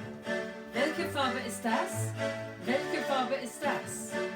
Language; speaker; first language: German; non-native, fluent; English